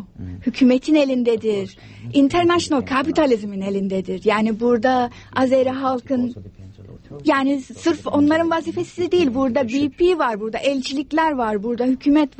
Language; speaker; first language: Turkish; non-native, fluent; English